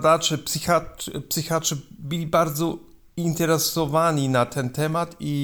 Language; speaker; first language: Polish; non-native, learner; German